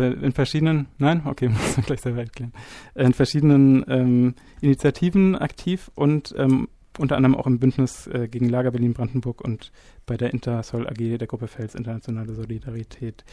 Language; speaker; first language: German; native; German